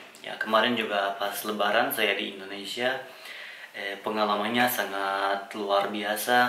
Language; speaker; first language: Indonesian; non-native, fluent; Turkish